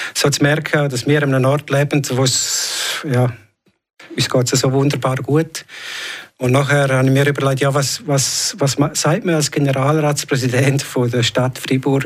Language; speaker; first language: German; native; German